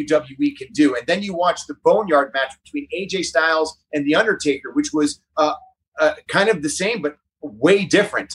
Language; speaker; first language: English; native; English